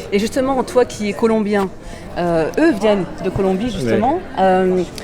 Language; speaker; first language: French; native; French